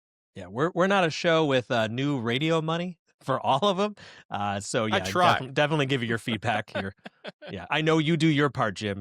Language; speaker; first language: English; native; English